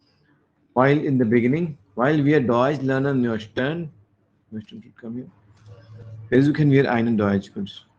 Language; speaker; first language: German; non-native, learner; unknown